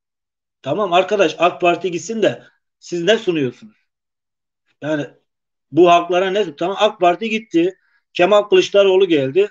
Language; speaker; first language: Turkish; non-native, local second language; Zaza